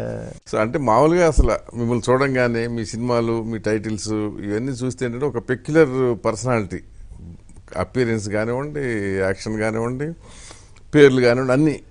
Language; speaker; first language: Telugu; native; Telugu